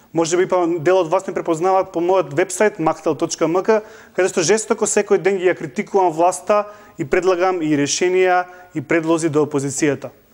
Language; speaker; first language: Macedonian; native; Macedonian